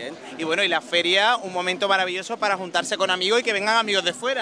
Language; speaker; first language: Spanish; native; Spanish